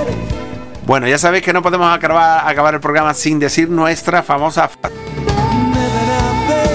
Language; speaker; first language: Spanish; native; Spanish